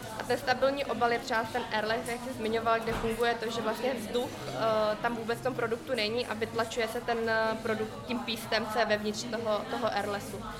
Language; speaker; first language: Czech; early bilingual, other home language; Vietnamese